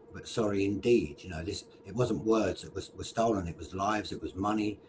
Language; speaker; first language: English; native; English